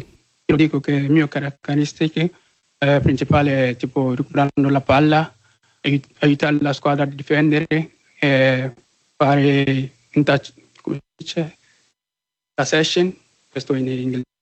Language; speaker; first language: Italian; non-native, learner; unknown